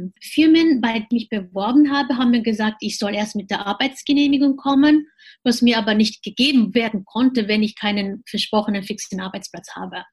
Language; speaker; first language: German; non-native, fluent; Japanese